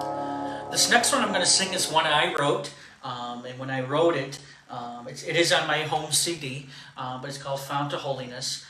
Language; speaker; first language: English; native; English